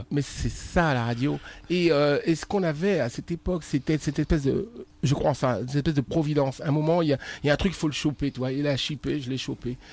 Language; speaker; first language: French; native; French